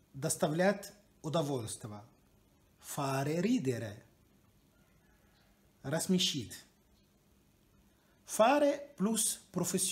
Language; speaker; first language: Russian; non-native, learner; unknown